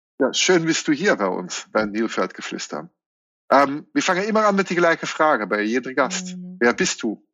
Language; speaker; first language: German; non-native, fluent; Dutch